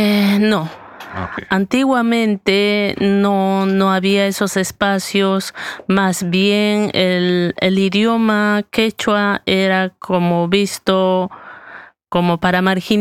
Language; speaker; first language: Spanish; native; Spanish